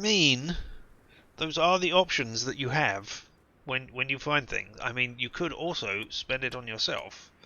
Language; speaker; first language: English; native; English